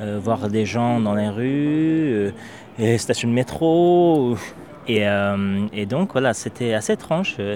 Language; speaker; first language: French; non-native, fluent; Persian